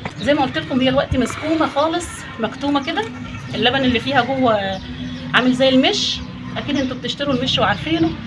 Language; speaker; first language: Arabic; native; Arabic